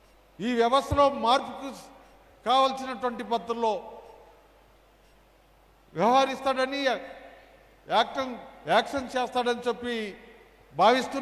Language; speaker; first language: Telugu; native; Telugu